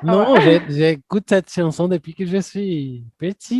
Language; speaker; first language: French; non-native, fluent; Portuguese